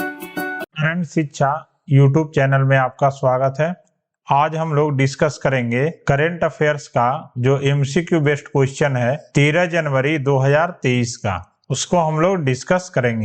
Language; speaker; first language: Hindi; native; Hindi